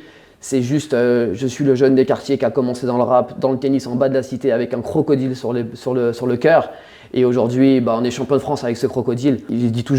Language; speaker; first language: French; native; French